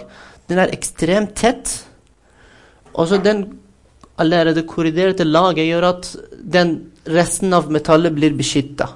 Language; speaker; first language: Norwegian; non-native, fluent; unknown